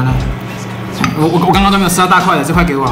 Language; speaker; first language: Chinese; native; Chinese